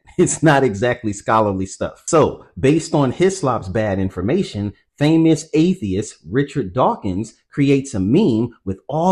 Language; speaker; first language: English; native; English